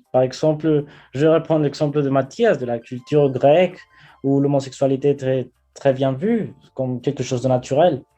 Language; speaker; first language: French; non-native, fluent; Spanish